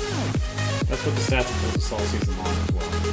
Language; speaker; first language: English; native; English